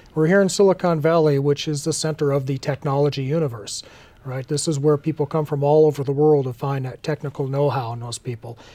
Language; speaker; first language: English; native; English